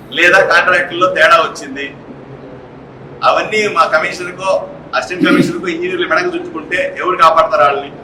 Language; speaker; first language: Telugu; native; Telugu